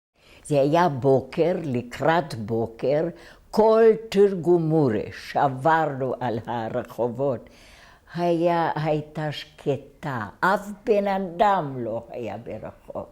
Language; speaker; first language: Hebrew; non-native, fluent; Hungarian